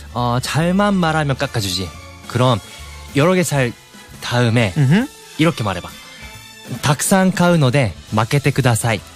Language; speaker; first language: Korean; non-native, fluent; Japanese